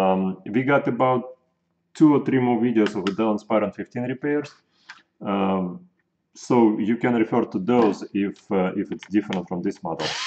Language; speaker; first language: English; non-native, fluent; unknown